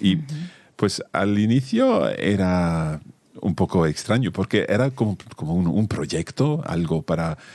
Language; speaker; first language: Spanish; non-native, fluent; English